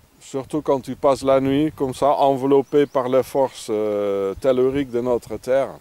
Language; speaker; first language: French; non-native, fluent; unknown